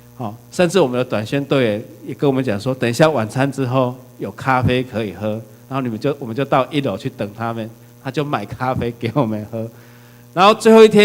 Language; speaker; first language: Chinese; native; Chinese